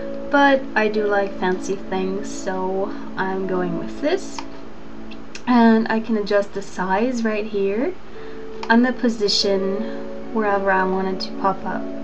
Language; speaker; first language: English; early bilingual, other home language; German